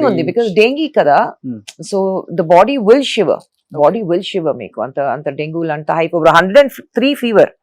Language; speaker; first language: Telugu; non-native, fluent; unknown